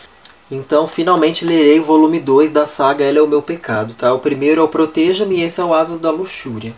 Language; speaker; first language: Portuguese; native; Portuguese